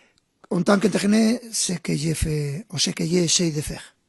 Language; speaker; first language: French; non-native, fluent; Spanish